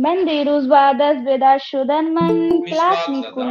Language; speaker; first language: Persian; non-native, learner; Urdu